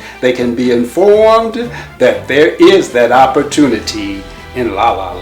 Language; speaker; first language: English; native; English